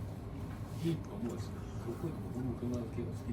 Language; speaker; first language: Japanese; native; Japanese